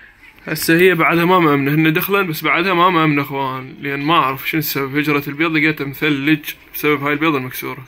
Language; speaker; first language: Arabic; native; Arabic